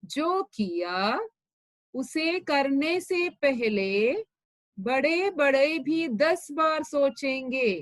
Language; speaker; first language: Hindi; non-native, local second language; Malayalam